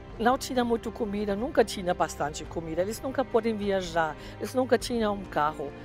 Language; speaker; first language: Portuguese; non-native, fluent; German